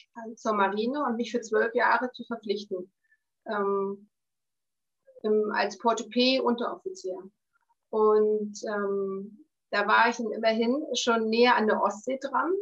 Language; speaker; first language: German; native; German